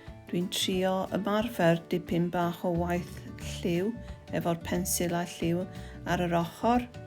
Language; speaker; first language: Welsh; non-native, learner; English